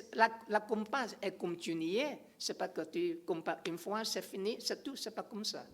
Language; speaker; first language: French; non-native, learner; English